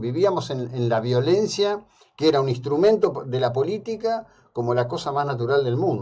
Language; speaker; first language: Spanish; native; Spanish